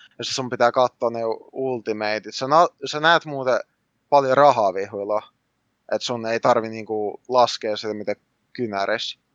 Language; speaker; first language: Finnish; early bilingual, other home language; Russian